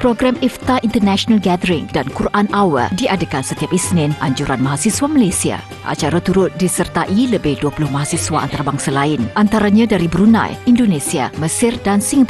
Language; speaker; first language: Malay; native; Malay